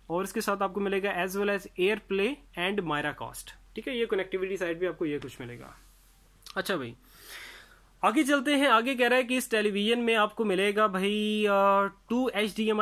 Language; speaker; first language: Hindi; native; Hindi